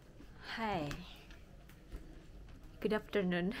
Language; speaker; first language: English; non-native, learner; Indonesian